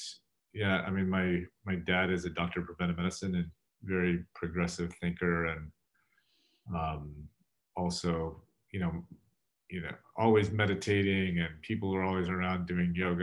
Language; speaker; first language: English; native; English